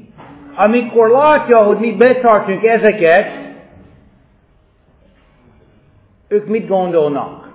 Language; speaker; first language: Hungarian; non-native, fluent; English